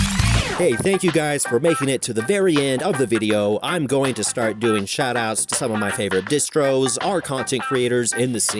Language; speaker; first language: English; native; English